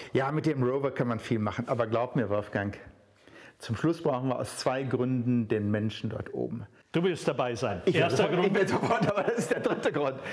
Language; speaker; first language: German; native; German